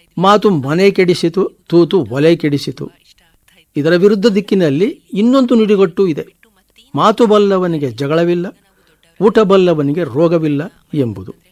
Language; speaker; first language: Kannada; native; Kannada